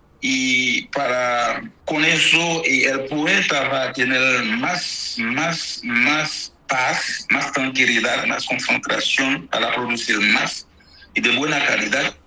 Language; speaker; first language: Spanish; non-native, fluent; Haitian Creole